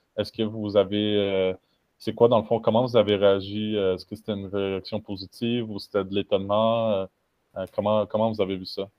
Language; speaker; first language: French; native; French